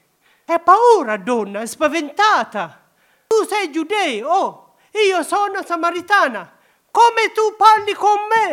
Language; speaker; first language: Italian; non-native, learner; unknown